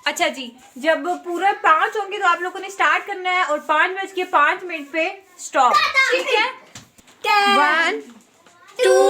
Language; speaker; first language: Urdu; native; Urdu